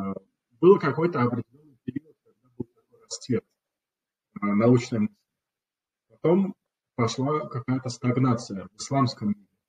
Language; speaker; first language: Russian; non-native, local second language; Kumyk